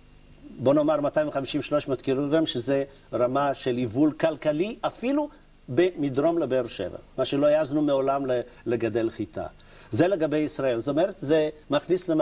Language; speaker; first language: Hebrew; native; Hebrew